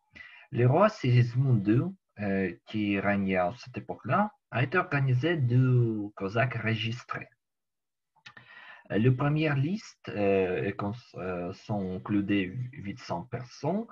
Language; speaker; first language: French; non-native, learner; Ukrainian